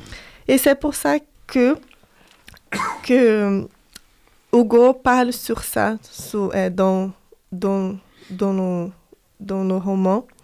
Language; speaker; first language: French; non-native, fluent; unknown